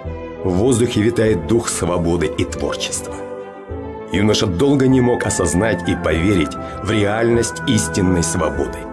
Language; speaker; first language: Russian; native; Russian